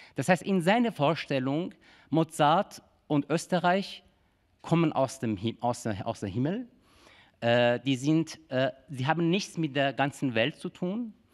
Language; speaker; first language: German; non-native, fluent; Persian